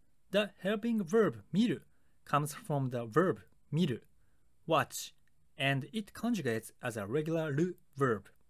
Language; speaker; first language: English; non-native, fluent; Japanese